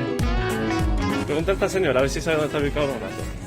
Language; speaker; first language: Spanish; native; Spanish